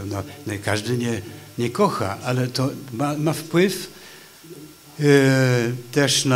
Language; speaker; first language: Polish; non-native, fluent; Swedish